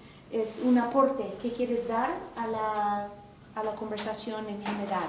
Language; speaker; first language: Spanish; non-native, fluent; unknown